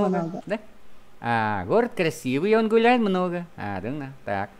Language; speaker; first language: Russian; non-native, fluent; Vietnamese